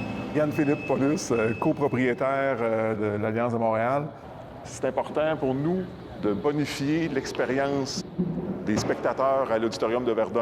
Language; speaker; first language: French; native; French